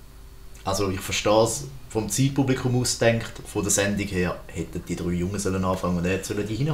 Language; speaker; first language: German; native; German